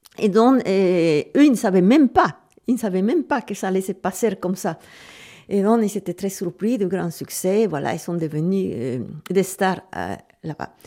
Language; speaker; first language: French; non-native, fluent; Spanish